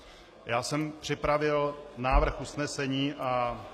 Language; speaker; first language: Czech; native; Czech